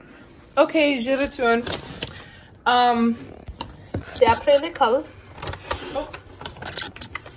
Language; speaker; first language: French; non-native, local second language; English